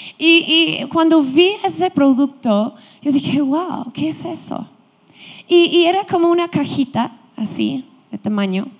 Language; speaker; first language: Spanish; non-native, fluent; English